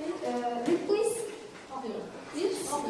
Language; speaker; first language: English; non-native, learner; Kazakh